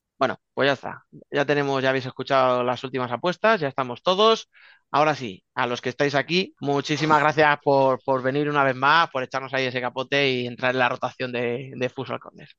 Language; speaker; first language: Spanish; native; Spanish